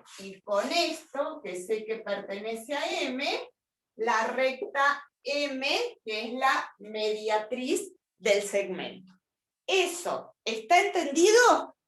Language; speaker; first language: Spanish; native; Spanish